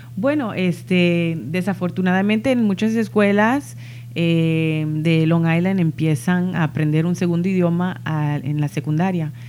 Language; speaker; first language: Spanish; early bilingual, heritage; Spanish